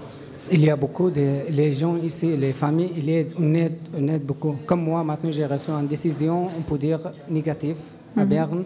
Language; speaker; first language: French; non-native, learner; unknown